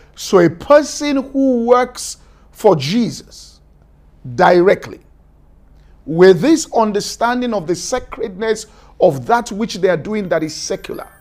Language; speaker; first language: English; non-native, local second language; Yoruba